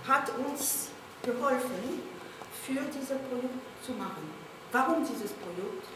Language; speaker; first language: German; non-native, learner; French